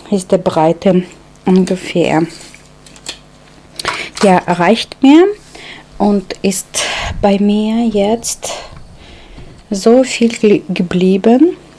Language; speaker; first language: German; non-native, fluent; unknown